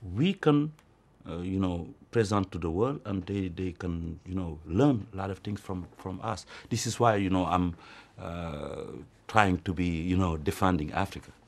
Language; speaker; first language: English; non-native, fluent; Wolof